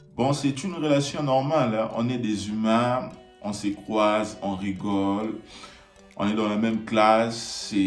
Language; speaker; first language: French; non-native, local second language; Lingala